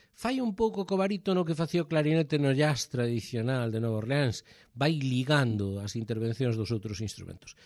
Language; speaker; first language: Galician; native; Galician